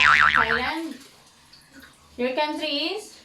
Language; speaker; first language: English; non-native, learner; Filipino